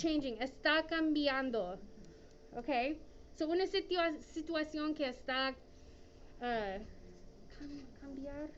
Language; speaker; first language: Spanish; non-native, fluent; English